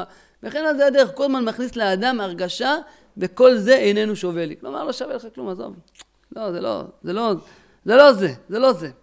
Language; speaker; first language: Hebrew; native; Hebrew